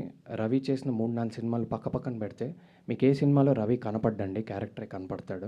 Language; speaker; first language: Telugu; native; Telugu